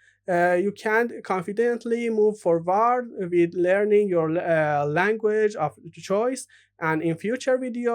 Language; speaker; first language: English; non-native, fluent; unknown